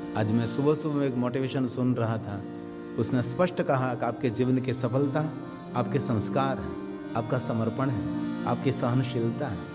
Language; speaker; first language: Hindi; non-native, local second language; Gujarati